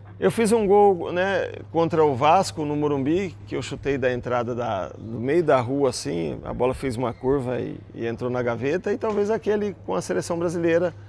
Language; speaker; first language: Portuguese; native; Portuguese